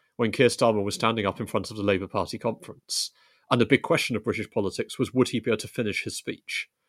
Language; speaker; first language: English; native; English